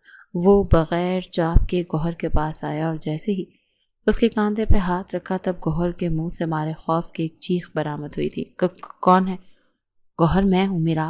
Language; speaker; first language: Urdu; native; Urdu